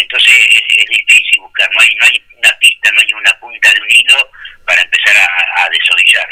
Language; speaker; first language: Spanish; native; Spanish